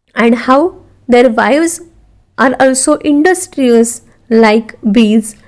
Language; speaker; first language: English; non-native, local second language; Marathi